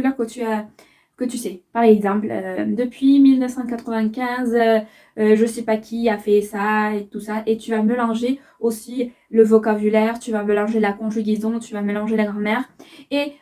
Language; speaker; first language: French; non-native, fluent; Spanish